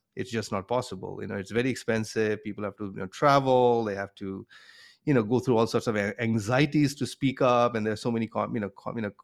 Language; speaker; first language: English; non-native, local second language; Bangla